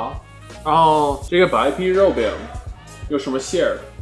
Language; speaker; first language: Chinese; non-native, fluent; English